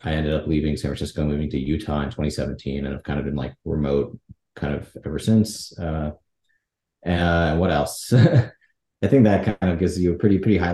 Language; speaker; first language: English; native; English